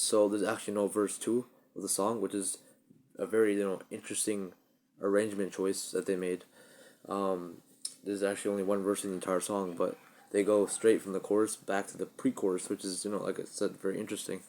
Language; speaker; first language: English; native; English